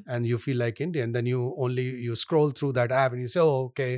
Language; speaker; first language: English; non-native, local second language; Hindi